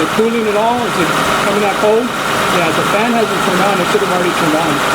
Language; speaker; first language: English; native; English